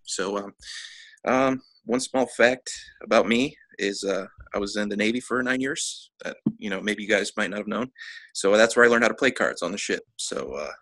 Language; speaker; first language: English; native; English